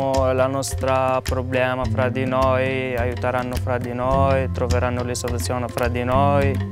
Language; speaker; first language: Italian; non-native, learner; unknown